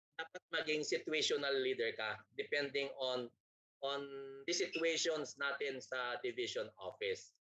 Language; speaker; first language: Filipino; non-native, local second language; Iloko